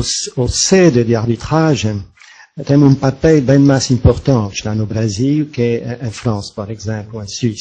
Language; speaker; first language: Portuguese; non-native, fluent; French